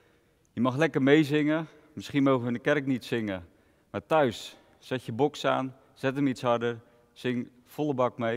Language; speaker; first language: Dutch; native; Dutch